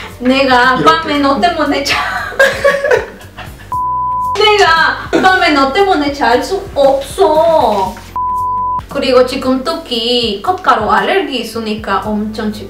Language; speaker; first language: Korean; non-native, learner; Spanish